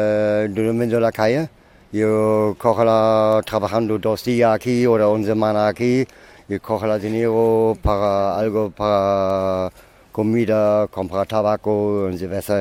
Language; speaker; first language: Spanish; non-native, learner; German